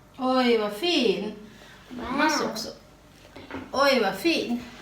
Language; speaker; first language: Swedish; non-native, learner; Thai